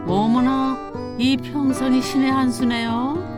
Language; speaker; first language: Korean; native; Korean